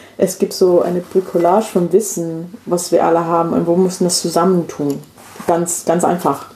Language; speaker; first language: German; non-native, fluent; English